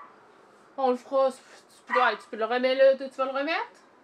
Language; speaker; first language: French; native; French